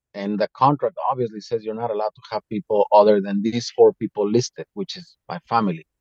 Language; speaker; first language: English; non-native, fluent; Spanish